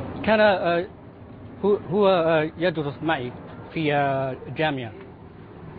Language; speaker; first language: Arabic; non-native, learner; Filipino